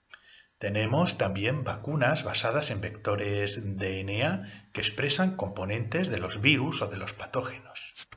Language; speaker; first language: Spanish; native; Spanish